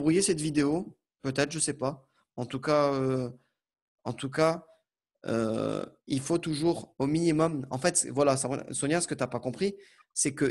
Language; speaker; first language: French; native; French